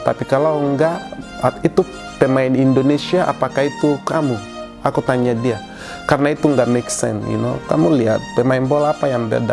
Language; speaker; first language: Indonesian; non-native, fluent; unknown